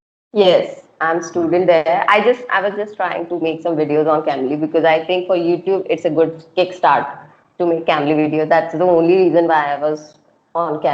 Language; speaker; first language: English; non-native, local second language; Hindi